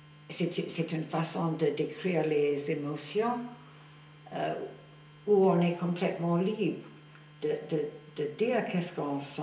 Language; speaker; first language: French; non-native, fluent; English